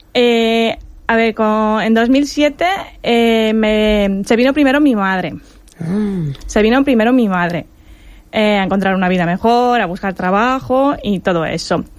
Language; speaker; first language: Spanish; non-native, fluent; Romanian